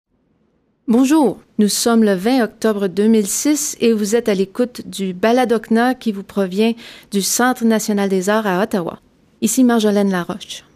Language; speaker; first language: French; native; French